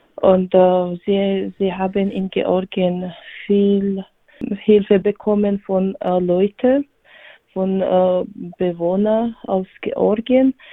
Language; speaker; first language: German; non-native, learner; Georgian